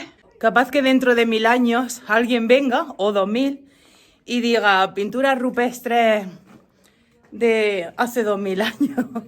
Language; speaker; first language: Spanish; native; Spanish